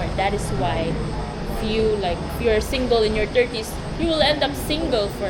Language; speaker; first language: English; non-native, local second language; Filipino